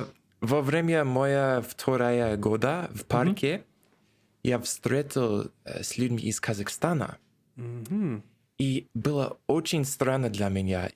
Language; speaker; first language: Russian; non-native, learner; English